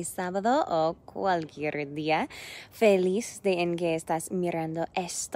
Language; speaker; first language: Spanish; non-native, fluent; English